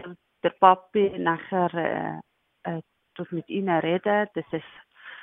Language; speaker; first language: German; non-native, learner; Arabic